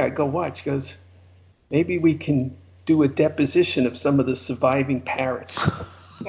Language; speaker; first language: English; native; English